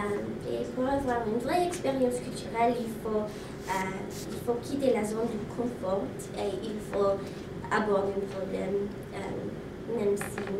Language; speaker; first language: French; non-native, learner; English